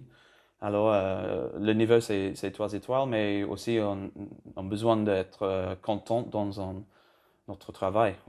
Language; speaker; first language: French; non-native, learner; English